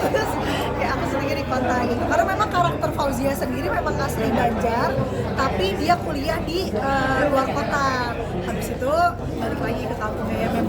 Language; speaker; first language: Indonesian; native; Indonesian